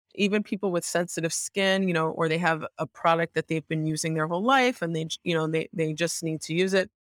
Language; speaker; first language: English; native; English